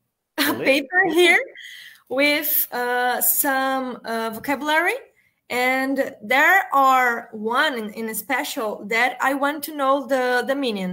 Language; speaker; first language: English; non-native, learner; Portuguese